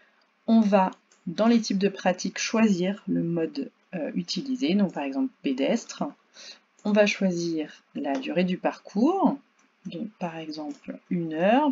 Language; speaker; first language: French; native; French